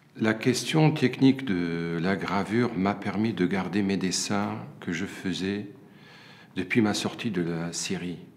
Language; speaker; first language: French; non-native, fluent; Arabic